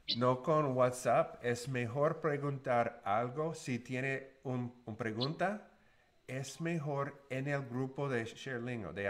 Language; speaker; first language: Spanish; non-native, learner; English